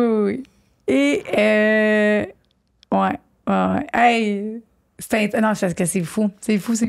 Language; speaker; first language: French; native; French